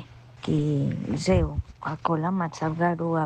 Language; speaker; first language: Hebrew; non-native, fluent; Spanish